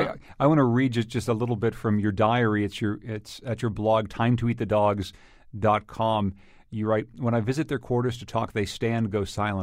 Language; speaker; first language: English; native; English